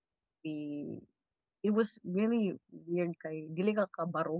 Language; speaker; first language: English; non-native, local second language; Cebuano